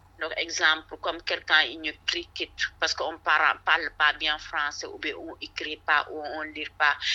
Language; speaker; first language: French; non-native, local second language; Wolof